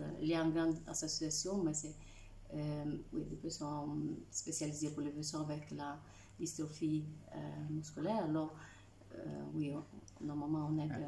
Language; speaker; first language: French; non-native, fluent; Italian